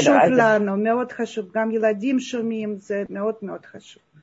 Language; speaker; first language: Hebrew; non-native, learner; Russian